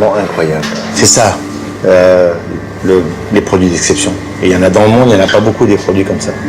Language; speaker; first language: French; native; French